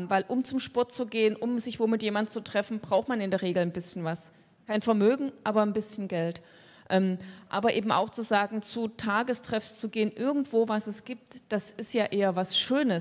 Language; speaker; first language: German; native; German